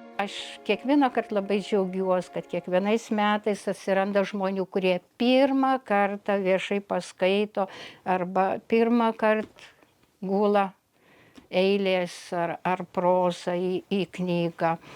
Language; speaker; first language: Lithuanian; native; Lithuanian